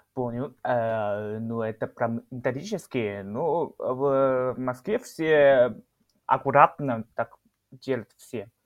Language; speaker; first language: Russian; non-native, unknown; Chinese